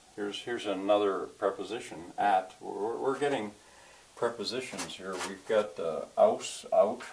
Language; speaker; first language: English; native; English